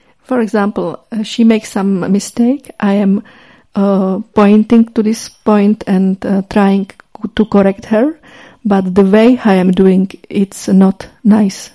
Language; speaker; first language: English; non-native, fluent; Czech